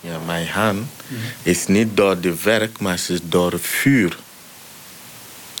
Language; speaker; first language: Dutch; non-native, learner; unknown